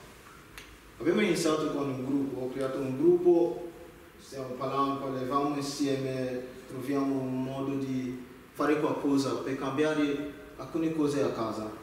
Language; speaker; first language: Italian; non-native, learner; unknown